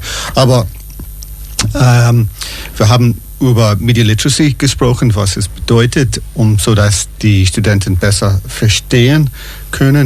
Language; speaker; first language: German; non-native, fluent; English